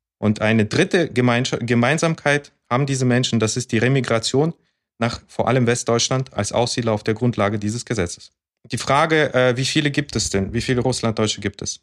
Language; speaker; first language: German; early bilingual, other home language; Russian